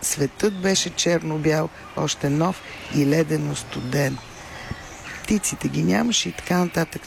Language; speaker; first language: Bulgarian; native; Bulgarian